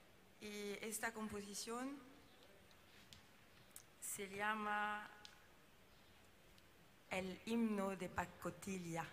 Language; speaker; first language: Spanish; non-native, learner; French